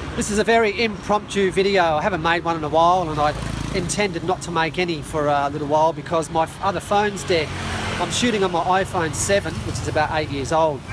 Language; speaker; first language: English; native; English